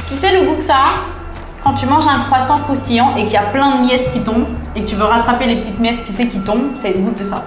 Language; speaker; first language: French; native; French